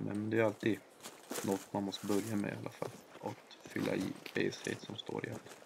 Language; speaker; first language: Swedish; native; Swedish